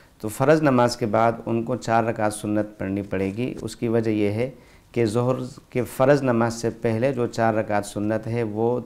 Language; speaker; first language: Urdu; native; Urdu